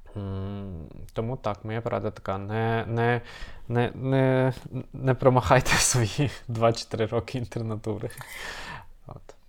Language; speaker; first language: Ukrainian; native; Ukrainian